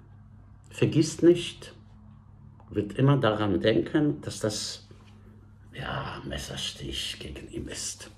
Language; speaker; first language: German; non-native, fluent; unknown